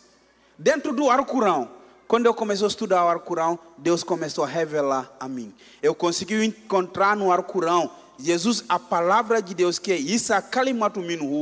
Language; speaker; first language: Portuguese; non-native, fluent; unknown